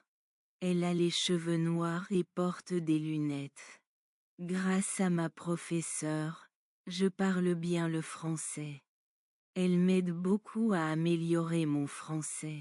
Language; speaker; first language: French; non-native, learner; Bangla